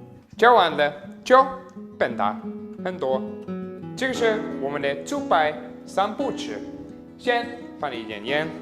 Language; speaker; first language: Chinese; non-native, learner; German